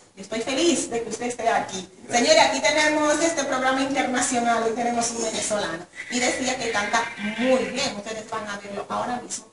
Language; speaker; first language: Spanish; native; Spanish